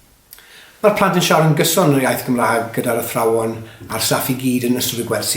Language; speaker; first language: Welsh; native; Welsh